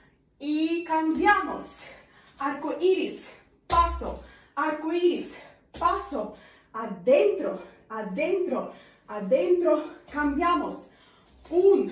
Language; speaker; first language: Spanish; non-native, learner; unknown